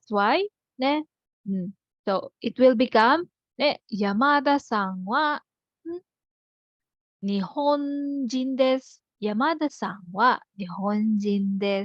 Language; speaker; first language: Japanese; non-native, fluent; Filipino